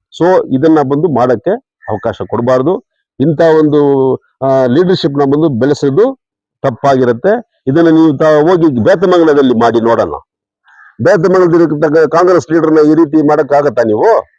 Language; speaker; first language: Kannada; non-native, local second language; Tamil